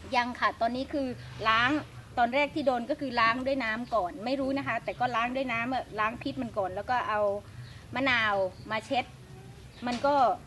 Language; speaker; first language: Thai; non-native, local second language; Khmer